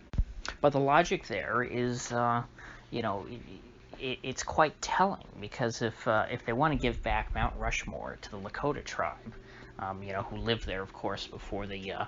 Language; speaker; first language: English; native; English